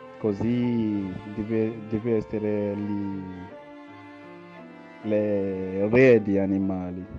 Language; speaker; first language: Italian; non-native, learner; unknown